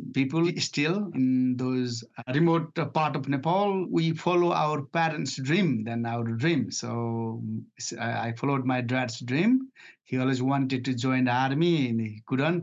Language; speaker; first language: English; non-native, fluent; Nepali